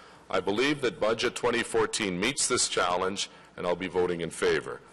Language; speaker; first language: English; native; English